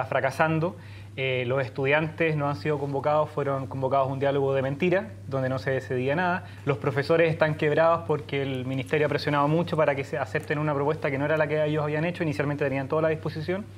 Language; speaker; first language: Spanish; native; Spanish